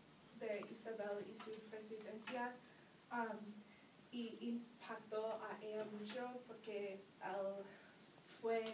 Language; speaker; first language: Spanish; non-native, learner; English